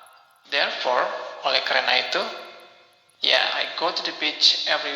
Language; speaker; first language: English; non-native, local second language; Indonesian